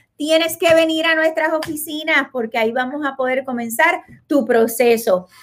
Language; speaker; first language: Spanish; native; Spanish